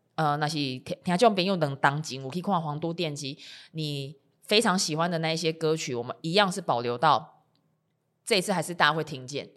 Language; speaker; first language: Chinese; native; Chinese